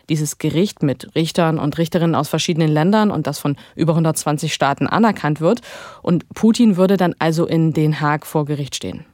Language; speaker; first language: German; native; German